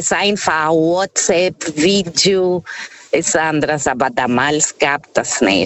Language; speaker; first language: German; non-native, fluent; Portuguese